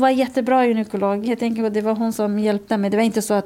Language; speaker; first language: Swedish; non-native, fluent; Kurdish